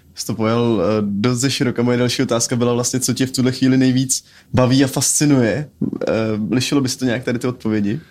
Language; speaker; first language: Czech; native; Czech